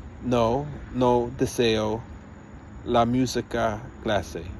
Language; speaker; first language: Spanish; non-native, learner; English